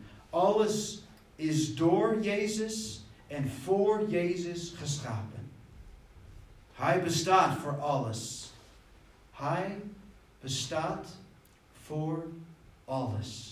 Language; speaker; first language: Dutch; non-native, fluent; English